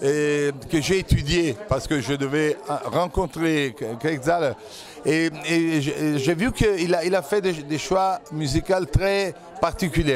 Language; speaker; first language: French; non-native, fluent; Italian